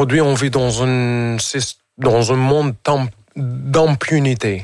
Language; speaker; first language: French; non-native, fluent; Arabic